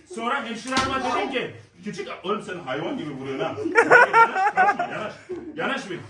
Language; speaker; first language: Turkish; non-native, fluent; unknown